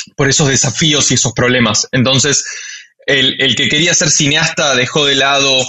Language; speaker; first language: Spanish; native; Spanish